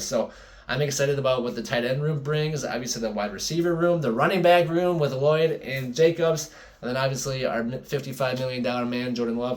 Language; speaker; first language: English; native; English